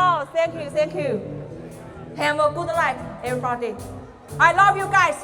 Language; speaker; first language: English; non-native, learner; Chinese